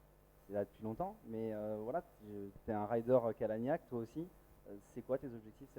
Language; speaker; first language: French; native; French